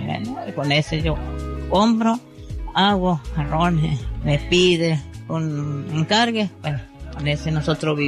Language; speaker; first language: Spanish; non-native, local second language; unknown